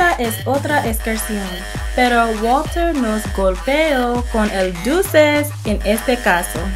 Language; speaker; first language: Spanish; non-native, learner; English